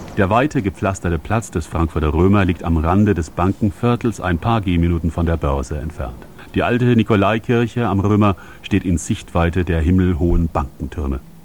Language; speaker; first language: German; native; German